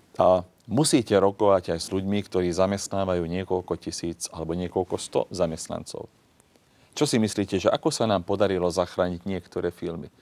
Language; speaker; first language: Slovak; non-native, local second language; Hungarian